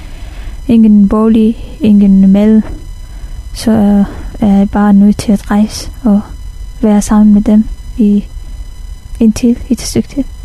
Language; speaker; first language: Danish; non-native, fluent; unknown